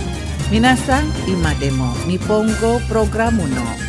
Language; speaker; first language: Japanese; non-native, fluent; Indonesian